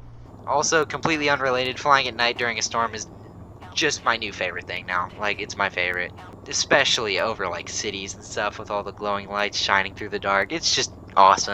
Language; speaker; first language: English; native; English